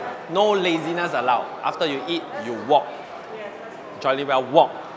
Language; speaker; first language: English; non-native, local second language; Chinese